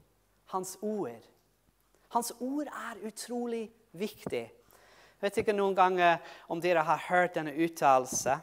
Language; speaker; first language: Norwegian; non-native, fluent; English